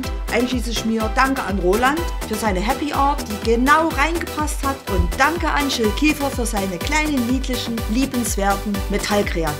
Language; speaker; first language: German; native; German